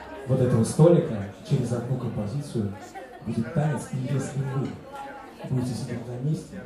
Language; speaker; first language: Russian; native; Russian